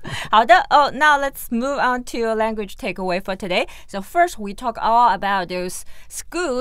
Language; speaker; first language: English; non-native, fluent; Chinese